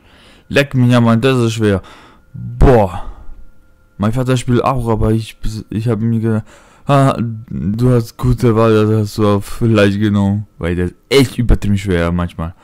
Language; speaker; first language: German; non-native, fluent; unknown